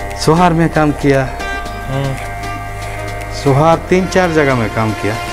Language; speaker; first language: Hindi; non-native, learner; Bangla